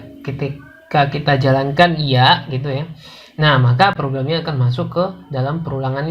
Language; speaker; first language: Indonesian; native; Indonesian